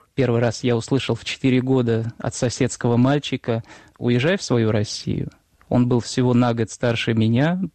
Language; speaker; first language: Russian; native; Russian